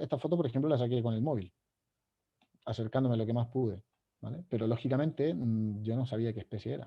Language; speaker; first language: Spanish; native; Spanish